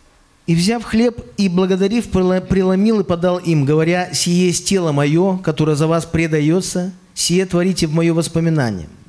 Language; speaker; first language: Russian; native; Russian